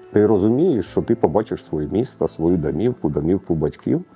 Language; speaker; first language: Ukrainian; native; Ukrainian